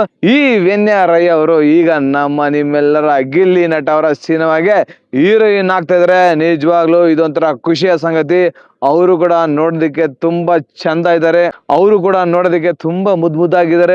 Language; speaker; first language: Kannada; native; Kannada